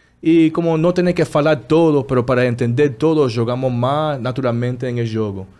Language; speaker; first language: Spanish; non-native, learner; Portuguese